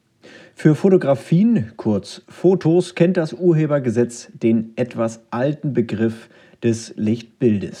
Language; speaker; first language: German; native; German